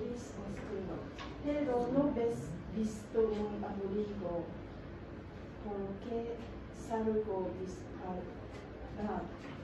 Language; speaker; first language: Spanish; non-native, learner; Japanese